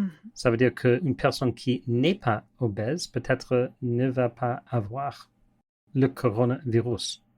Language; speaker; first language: French; non-native, learner; English